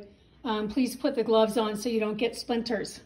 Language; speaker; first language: English; native; English